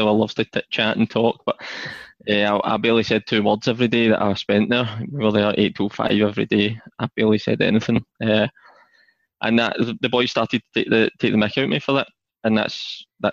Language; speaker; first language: English; native; English